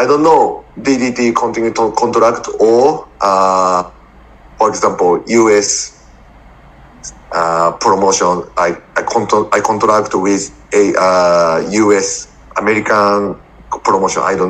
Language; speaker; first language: English; non-native, learner; Japanese